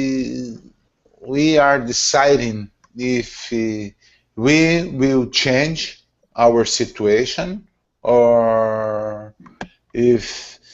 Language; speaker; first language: English; non-native, learner; Portuguese